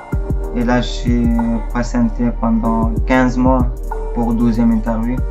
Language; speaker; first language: French; non-native, learner; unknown